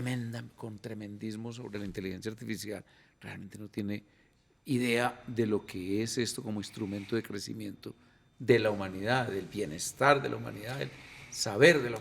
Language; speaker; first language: Spanish; native; Spanish